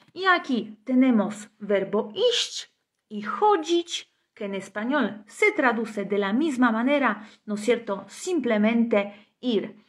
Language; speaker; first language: Spanish; non-native, fluent; Polish